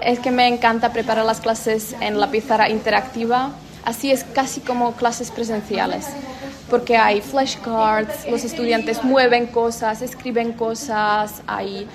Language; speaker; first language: Spanish; non-native, fluent; Czech